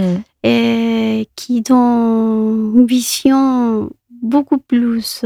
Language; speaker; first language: French; non-native, fluent; Spanish